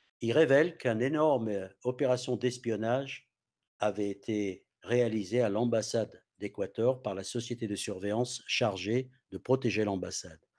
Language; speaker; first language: French; non-native, fluent; English